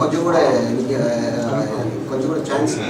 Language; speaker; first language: Tamil; non-native, learner; Malayalam